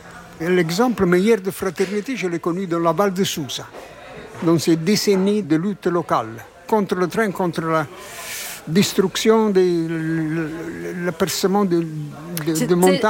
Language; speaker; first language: French; non-native, fluent; Italian